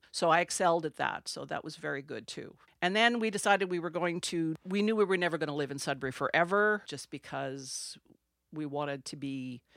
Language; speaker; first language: English; non-native, fluent; French